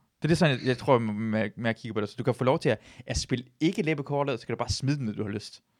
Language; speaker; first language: Danish; early bilingual, other home language; Persian